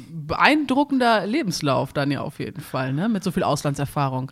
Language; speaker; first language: German; native; German